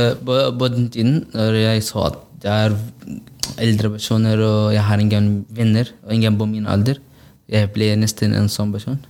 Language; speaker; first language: Norwegian; non-native, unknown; Arabic